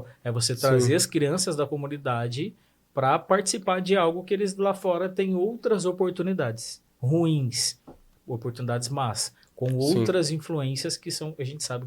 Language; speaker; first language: Portuguese; native; Portuguese